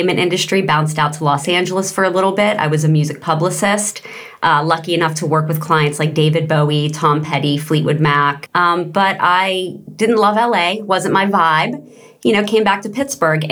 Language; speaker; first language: English; native; English